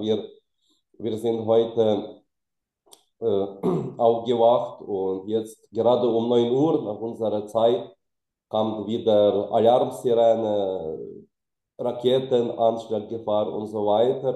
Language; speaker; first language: German; non-native, fluent; Ukrainian